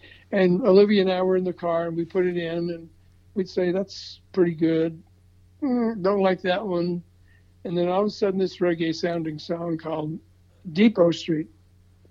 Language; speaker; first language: English; native; English